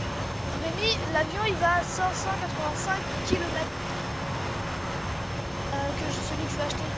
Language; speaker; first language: French; native; French